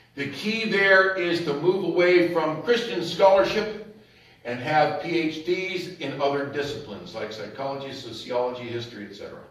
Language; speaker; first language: English; native; English